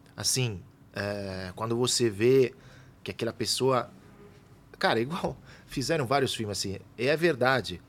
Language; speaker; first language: Portuguese; non-native, fluent; Italian